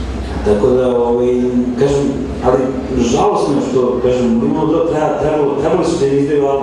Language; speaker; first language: Serbian; native; Serbian